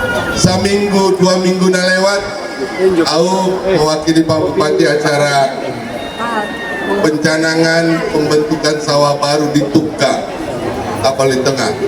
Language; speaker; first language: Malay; non-native, local second language; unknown